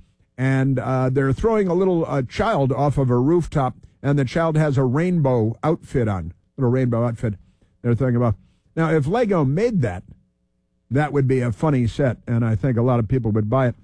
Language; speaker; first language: English; native; English